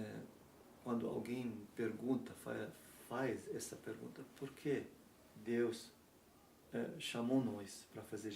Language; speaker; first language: Portuguese; non-native, learner; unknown